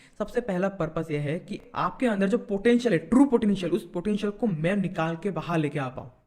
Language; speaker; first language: Hindi; non-native, local second language; Bangla